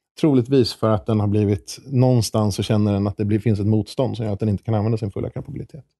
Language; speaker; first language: Swedish; native; Swedish